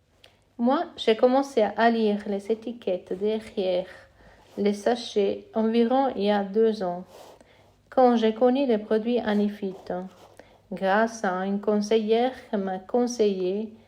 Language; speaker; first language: French; non-native, fluent; Italian